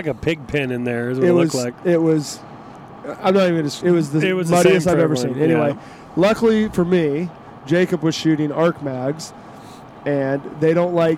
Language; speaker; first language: English; native; English